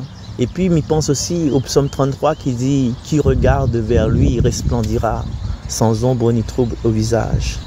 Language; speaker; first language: French; non-native, local second language; Réunion Creole French